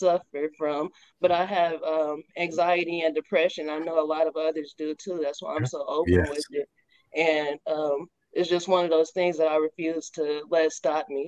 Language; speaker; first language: English; native; English